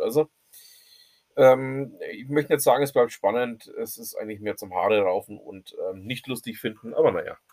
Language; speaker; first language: German; native; German